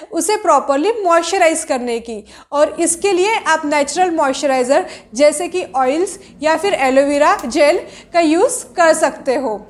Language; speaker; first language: Hindi; non-native, local second language; Marathi